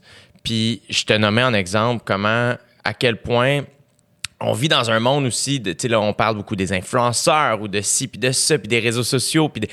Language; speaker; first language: French; native; French